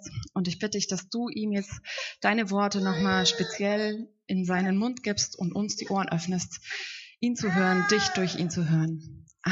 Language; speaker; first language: German; native; German